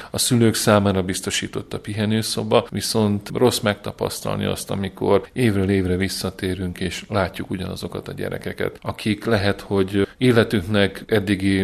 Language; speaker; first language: Hungarian; native; Hungarian